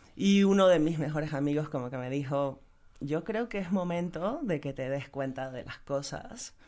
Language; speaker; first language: Spanish; native; Spanish